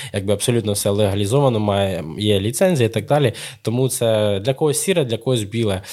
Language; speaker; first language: Ukrainian; non-native, local second language; Russian